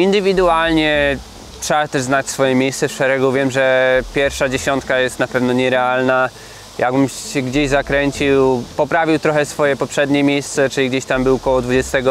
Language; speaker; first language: Polish; native; Polish